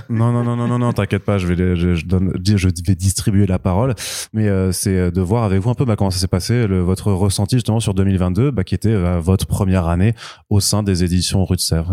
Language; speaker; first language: French; native; French